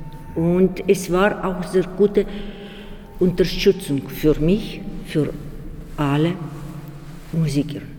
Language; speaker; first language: German; non-native, learner; Ukrainian